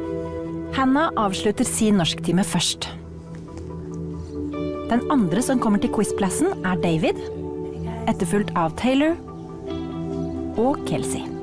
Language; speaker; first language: Norwegian; native; Norwegian